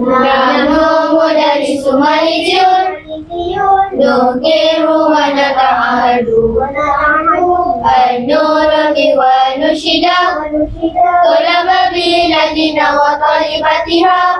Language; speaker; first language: Arabic; non-native, learner; Malay